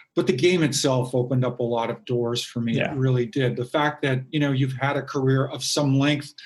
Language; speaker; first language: English; native; English